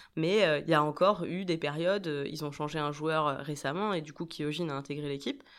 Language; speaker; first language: French; native; French